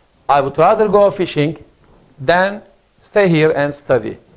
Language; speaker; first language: English; non-native, fluent; Turkish